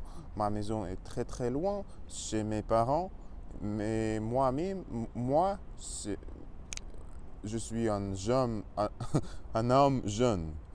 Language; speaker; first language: French; non-native, learner; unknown